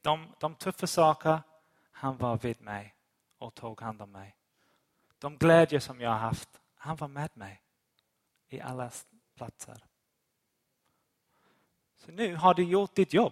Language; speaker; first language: Swedish; non-native, fluent; English